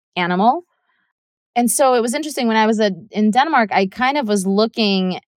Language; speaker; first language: English; non-native, fluent; Russian